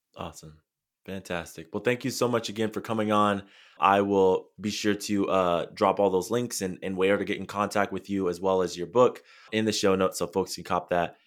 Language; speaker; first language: English; native; English